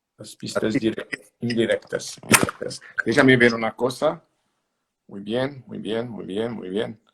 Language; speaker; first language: Spanish; non-native, learner; Portuguese